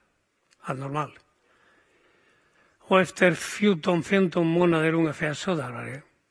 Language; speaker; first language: Swedish; non-native, fluent; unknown